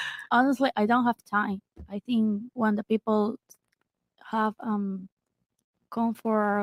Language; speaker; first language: English; non-native, learner; Spanish